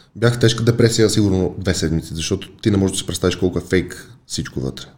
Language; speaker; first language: Bulgarian; native; Bulgarian